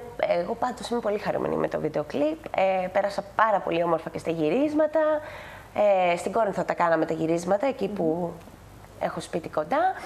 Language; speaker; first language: Greek; early bilingual, other home language; Spanish